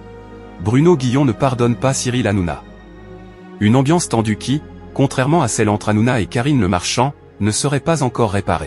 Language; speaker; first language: French; native; French